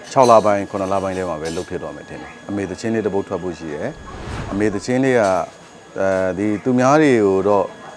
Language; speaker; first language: Burmese; non-native, local second language; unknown